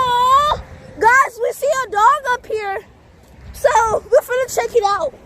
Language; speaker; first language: English; native; English